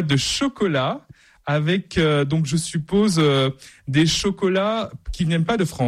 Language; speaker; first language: French; native; French